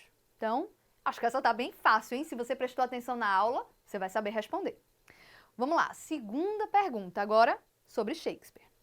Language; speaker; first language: Portuguese; native; Portuguese